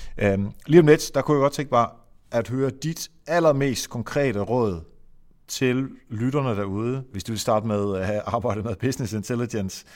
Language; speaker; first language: Danish; non-native, fluent; Dutch